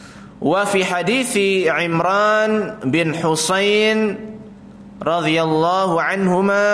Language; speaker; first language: Indonesian; native; Indonesian